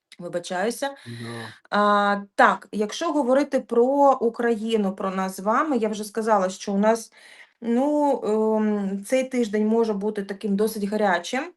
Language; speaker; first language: Ukrainian; non-native, local second language; Russian